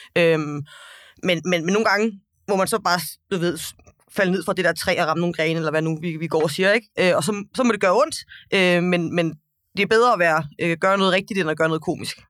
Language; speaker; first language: Danish; native; Danish